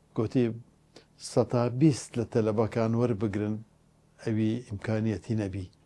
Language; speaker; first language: Central Kurdish; non-native, local second language; Turkish